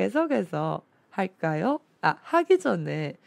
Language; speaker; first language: Korean; non-native, fluent; Chinese